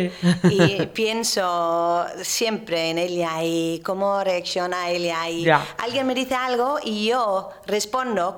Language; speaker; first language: Spanish; non-native, fluent; English